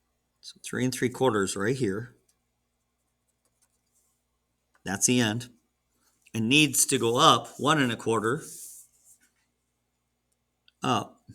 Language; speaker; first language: English; native; English